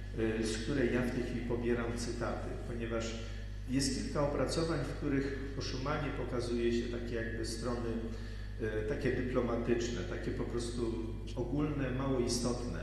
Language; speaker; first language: Polish; native; Polish